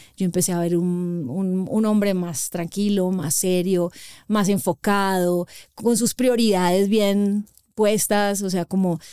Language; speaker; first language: Spanish; native; Spanish